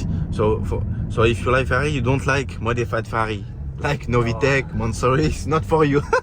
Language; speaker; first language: English; non-native, learner; French